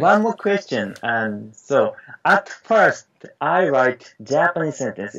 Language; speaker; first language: English; non-native, learner; Japanese